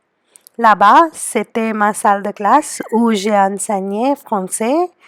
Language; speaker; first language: French; non-native, fluent; Hindi